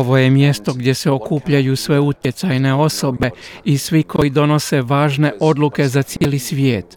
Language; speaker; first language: Croatian; native; Croatian